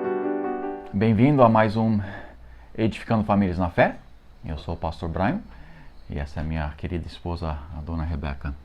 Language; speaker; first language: Portuguese; non-native, fluent; English